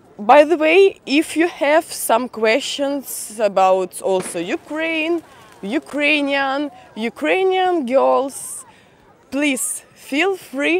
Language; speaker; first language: English; non-native, fluent; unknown